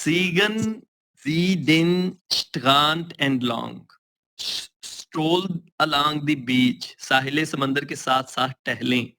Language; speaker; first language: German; non-native, learner; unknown